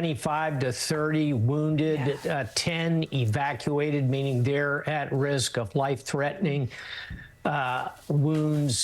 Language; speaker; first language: English; native; English